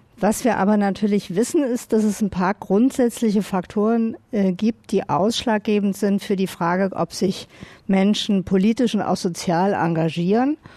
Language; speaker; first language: German; native; German